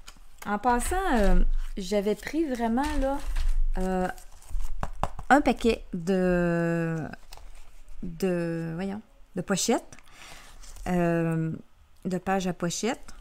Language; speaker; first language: French; native; French